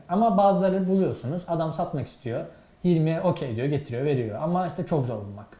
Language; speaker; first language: Turkish; native; Turkish